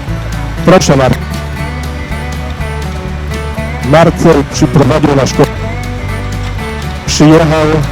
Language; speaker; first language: Polish; native; Polish